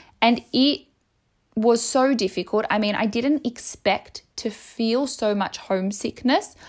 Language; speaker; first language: English; native; English